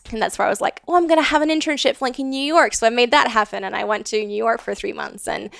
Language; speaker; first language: English; non-native, fluent; Latvian